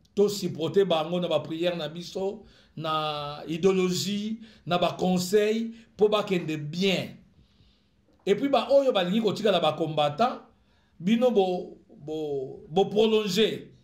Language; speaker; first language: Lingala; native; Lingala